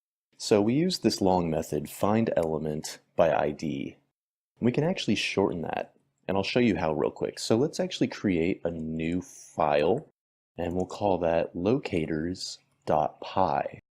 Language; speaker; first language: English; native; English